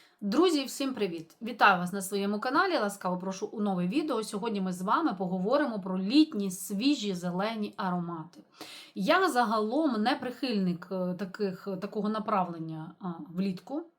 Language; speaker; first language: Ukrainian; native; Ukrainian